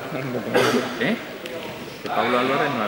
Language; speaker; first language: Spanish; native; Spanish